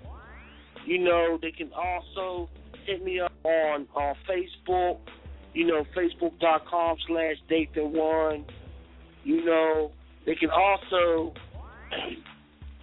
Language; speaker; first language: English; native; English